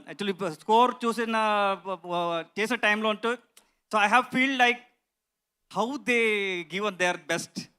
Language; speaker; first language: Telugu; non-native, learner; Kannada